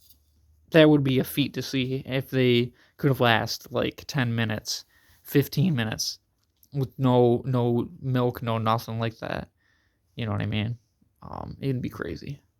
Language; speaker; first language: English; native; English